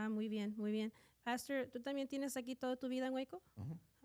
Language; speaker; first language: Spanish; native; Spanish